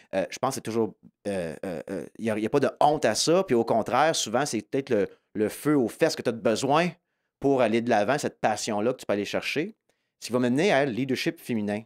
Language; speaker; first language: French; native; French